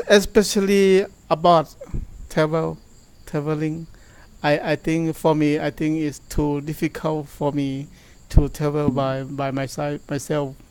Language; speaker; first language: English; non-native, learner; Thai